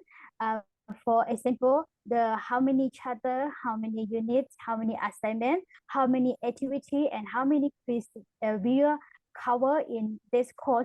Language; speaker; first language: English; non-native, learner; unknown